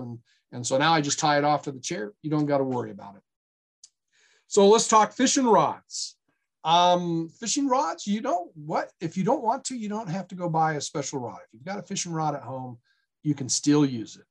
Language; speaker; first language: English; native; English